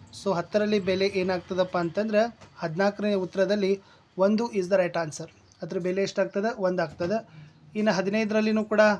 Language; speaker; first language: Kannada; native; Kannada